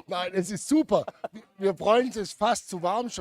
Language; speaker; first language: German; native; German